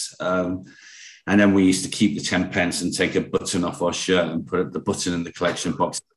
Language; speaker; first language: English; native; English